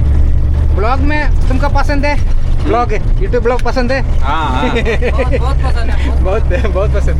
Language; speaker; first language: Hindi; non-native, local second language; Malayalam